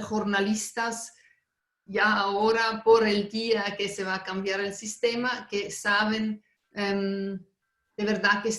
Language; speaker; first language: Spanish; non-native, fluent; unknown